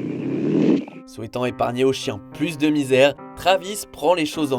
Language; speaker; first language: French; native; French